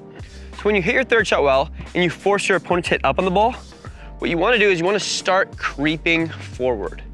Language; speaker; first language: English; native; English